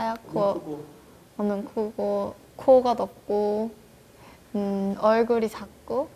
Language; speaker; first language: Korean; non-native, fluent; Chinese